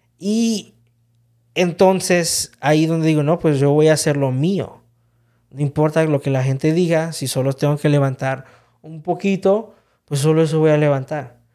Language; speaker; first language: Spanish; early bilingual, heritage; Spanish